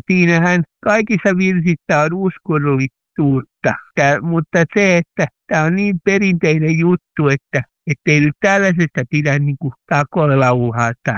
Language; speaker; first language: Finnish; native; Finnish